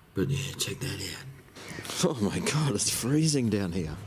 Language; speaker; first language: English; native; English